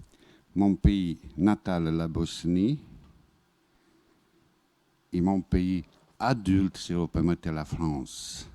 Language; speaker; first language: French; non-native, fluent; Bosnian